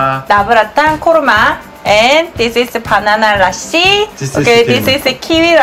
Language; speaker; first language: English; non-native, learner; Korean